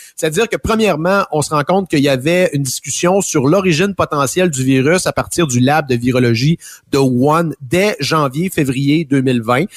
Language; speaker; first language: French; native; French